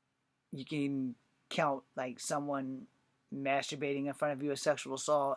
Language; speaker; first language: English; native; English